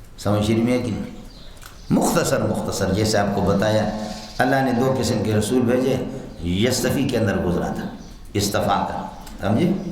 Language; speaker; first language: Urdu; non-native, local second language; Brahui